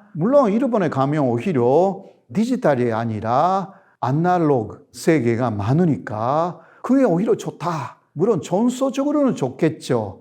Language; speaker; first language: Korean; non-native, fluent; Japanese